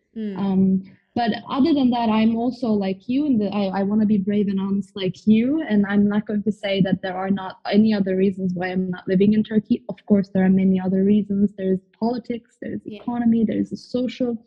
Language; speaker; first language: English; non-native, fluent; Turkish